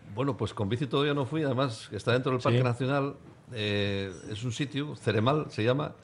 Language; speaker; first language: Spanish; native; Spanish